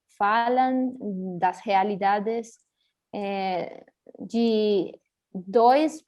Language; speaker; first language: Portuguese; early bilingual, heritage; Portuguese